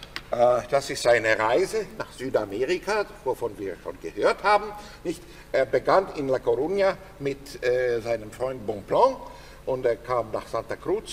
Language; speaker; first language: German; non-native, fluent; Turkish